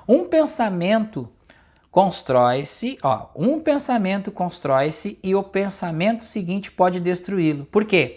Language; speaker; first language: Portuguese; native; Portuguese